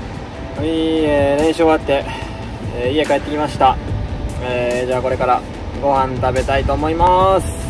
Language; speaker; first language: Japanese; native; Japanese